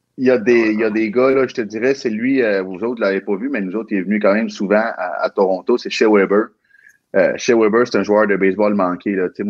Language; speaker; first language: French; early bilingual, other home language; Spanish